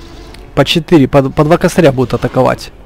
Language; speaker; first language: Russian; native; Russian